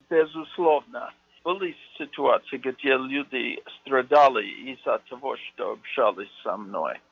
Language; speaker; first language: Russian; non-native, fluent; English